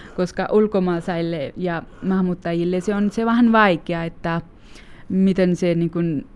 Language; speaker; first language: Finnish; non-native, fluent; Urdu